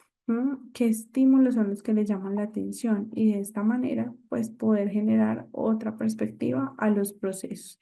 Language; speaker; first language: Spanish; native; Spanish